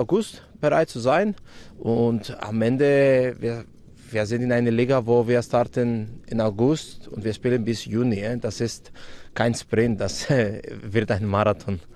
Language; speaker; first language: German; non-native, fluent; Greek